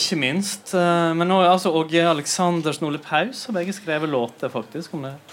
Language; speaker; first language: Norwegian; native; Norwegian